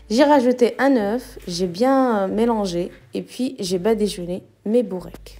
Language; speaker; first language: French; non-native, local second language; Arabic